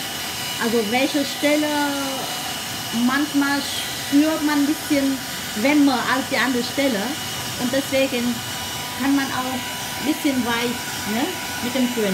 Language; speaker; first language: German; non-native, learner; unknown